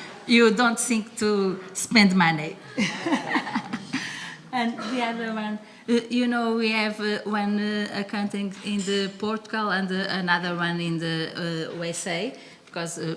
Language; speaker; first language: English; non-native, learner; Portuguese